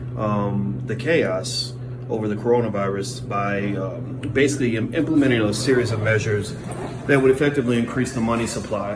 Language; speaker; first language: English; native; English